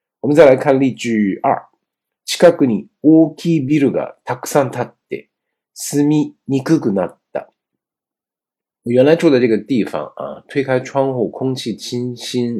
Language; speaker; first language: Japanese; non-native, fluent; Chinese